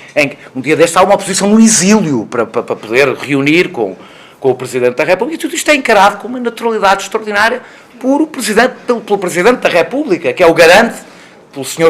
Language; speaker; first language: Portuguese; native; Portuguese